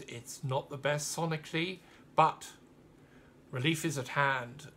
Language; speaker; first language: English; native; English